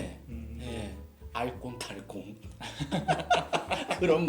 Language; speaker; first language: Korean; non-native, learner; Japanese